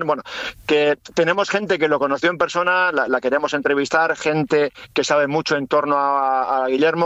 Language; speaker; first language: Spanish; native; Spanish